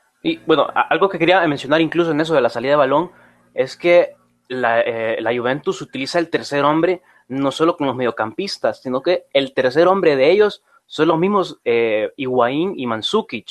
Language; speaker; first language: Spanish; native; Spanish